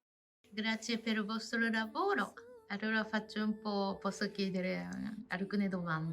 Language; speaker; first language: Italian; non-native, fluent; Japanese